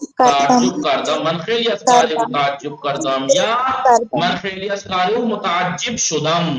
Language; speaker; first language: Persian; non-native, fluent; Urdu